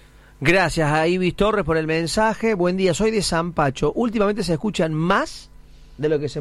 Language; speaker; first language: Spanish; native; Spanish